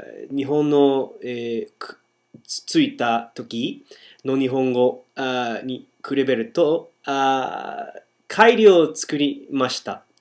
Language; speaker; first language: Japanese; non-native, learner; English